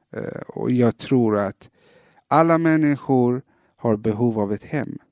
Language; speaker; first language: Swedish; early bilingual, other home language; Persian